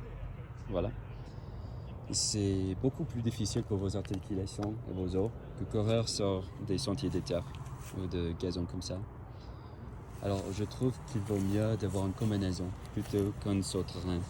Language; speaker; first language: French; non-native, fluent; English